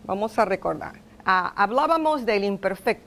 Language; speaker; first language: Spanish; non-native, fluent; English